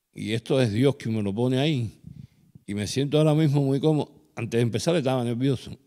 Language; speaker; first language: Spanish; native; Spanish